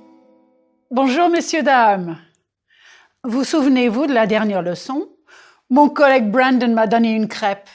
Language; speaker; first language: French; non-native, fluent; English